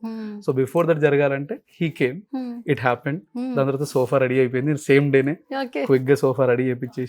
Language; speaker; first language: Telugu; native; Telugu